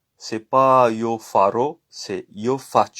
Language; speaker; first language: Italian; non-native, learner; French